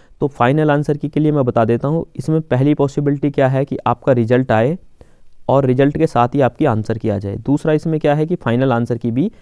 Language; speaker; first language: Hindi; native; Hindi